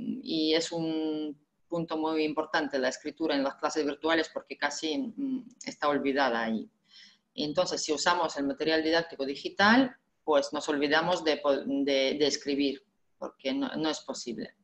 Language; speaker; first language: Spanish; non-native, fluent; Russian